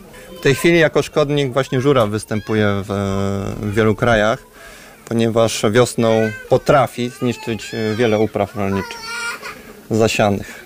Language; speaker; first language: Polish; native; Polish